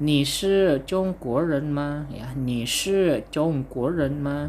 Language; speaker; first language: Chinese; non-native, fluent; Indonesian